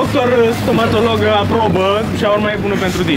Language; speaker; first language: Romanian; native; Romanian